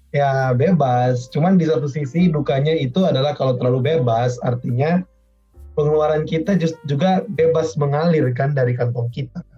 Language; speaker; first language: Indonesian; non-native, local second language; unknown